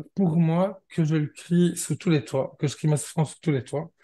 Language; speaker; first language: French; native; French